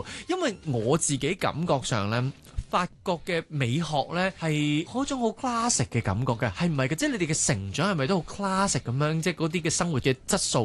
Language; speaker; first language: Cantonese; native; Cantonese